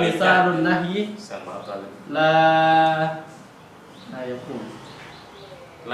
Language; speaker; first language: Arabic; non-native, learner; Indonesian